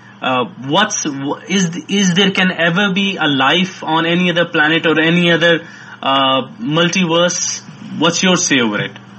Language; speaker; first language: English; non-native, local second language; Urdu